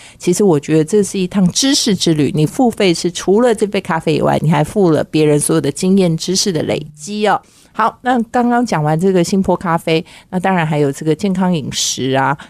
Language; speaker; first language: Chinese; native; Chinese